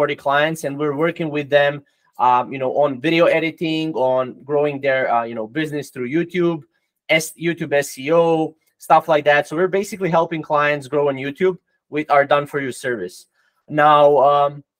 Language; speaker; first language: English; non-native, fluent; Croatian